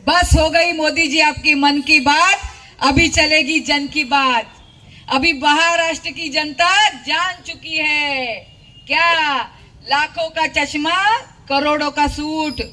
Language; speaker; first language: Hindi; non-native, local second language; Marathi